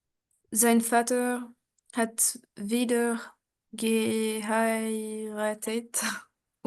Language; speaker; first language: German; non-native, learner; French